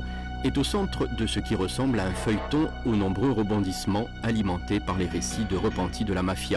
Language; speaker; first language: French; native; French